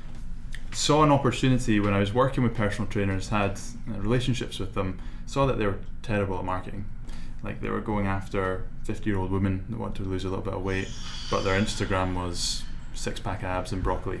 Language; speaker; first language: English; native; English